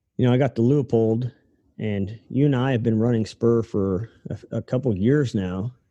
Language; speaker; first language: English; native; English